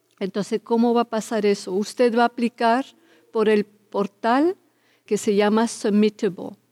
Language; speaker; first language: Spanish; early bilingual, heritage; Spanish